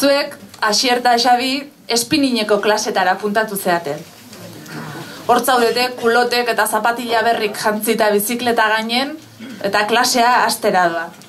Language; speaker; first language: Basque; native; Basque